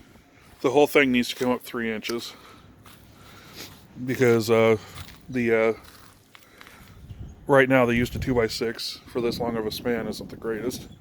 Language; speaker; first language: English; native; English